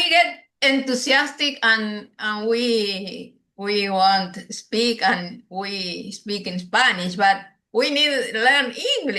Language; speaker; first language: English; non-native, learner; Spanish